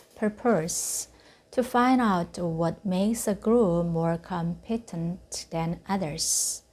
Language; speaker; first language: English; non-native, fluent; Korean